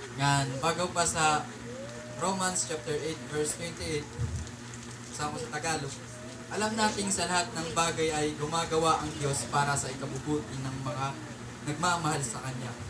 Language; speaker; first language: Filipino; non-native, local second language; Waray